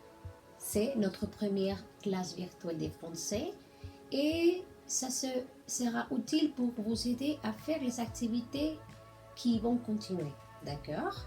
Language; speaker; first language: French; non-native, learner; Spanish